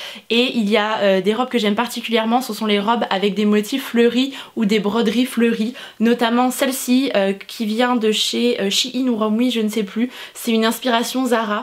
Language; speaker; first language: French; native; French